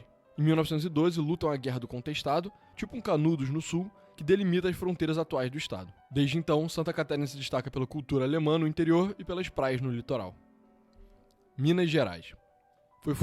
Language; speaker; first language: Portuguese; native; Portuguese